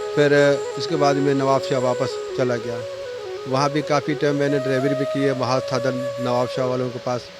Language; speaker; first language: Urdu; non-native, local second language; Sindhi